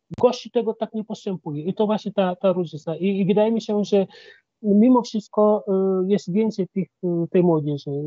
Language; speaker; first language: Polish; non-native, fluent; Wolof